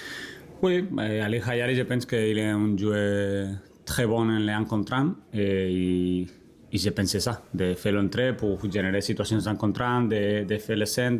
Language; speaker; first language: French; non-native, learner; Spanish